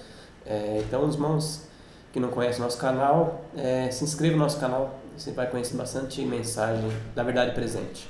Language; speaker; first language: Portuguese; native; Portuguese